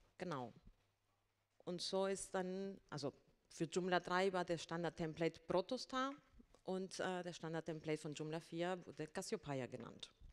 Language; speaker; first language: German; non-native, fluent; Spanish